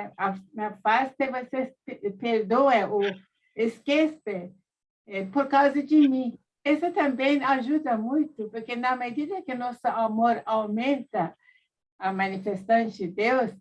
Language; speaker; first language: Portuguese; non-native, fluent; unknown